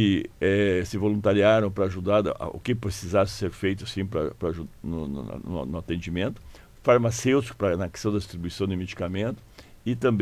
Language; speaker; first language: Portuguese; native; Portuguese